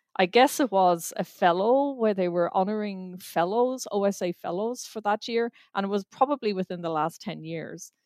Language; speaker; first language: English; native; English